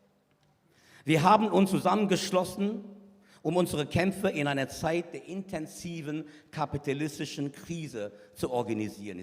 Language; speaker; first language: German; non-native, fluent; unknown